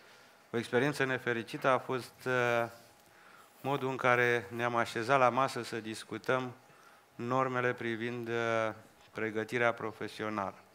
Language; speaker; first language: Romanian; native; Romanian